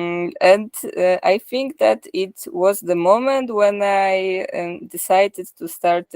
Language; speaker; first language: English; non-native, learner; Polish